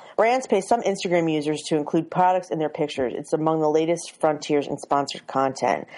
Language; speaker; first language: English; native; English